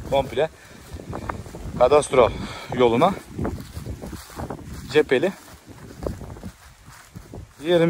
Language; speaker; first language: Turkish; native; Turkish